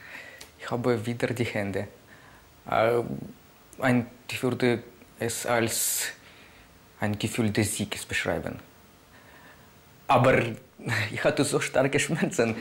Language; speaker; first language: German; non-native, fluent; Ukrainian